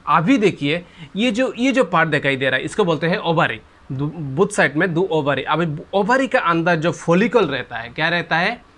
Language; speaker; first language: Hindi; non-native, local second language; Bangla